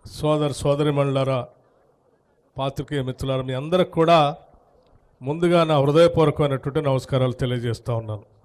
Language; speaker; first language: Telugu; native; Telugu